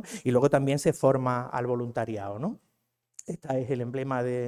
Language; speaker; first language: Spanish; native; Spanish